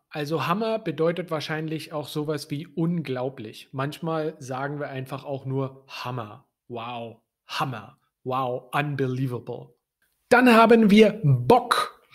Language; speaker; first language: German; native; German